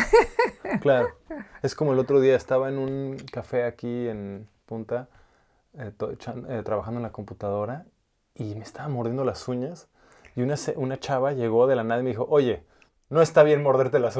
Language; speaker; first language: Spanish; native; Spanish